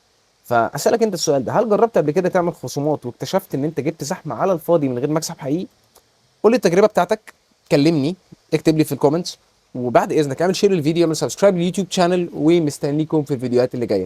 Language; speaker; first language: Arabic; native; Arabic